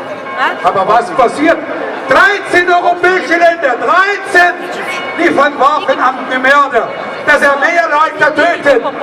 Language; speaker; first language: German; non-native, learner; Arabic